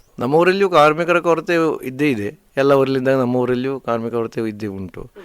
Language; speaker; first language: Kannada; native; Kannada